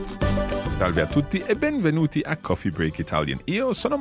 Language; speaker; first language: Italian; non-native, fluent; English